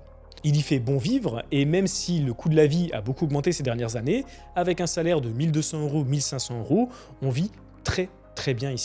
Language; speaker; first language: French; native; French